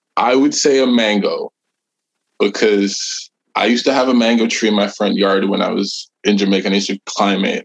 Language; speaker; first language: English; native; English